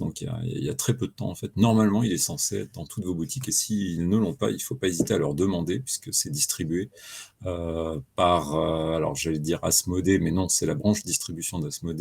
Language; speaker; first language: French; native; French